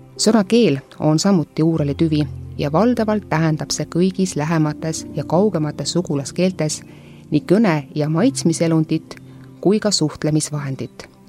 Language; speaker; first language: Estonian; native; Estonian